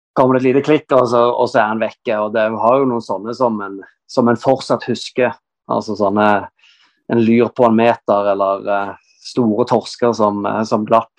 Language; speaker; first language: Norwegian; native; Norwegian